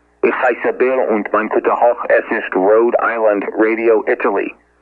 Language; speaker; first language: German; non-native, learner; English